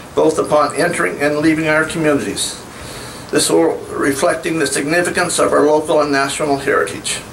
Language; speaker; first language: English; native; English